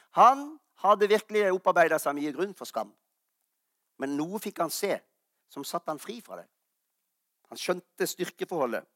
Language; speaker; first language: Norwegian; native; Norwegian